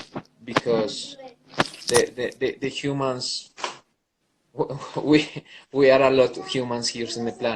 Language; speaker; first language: English; non-native, learner; Spanish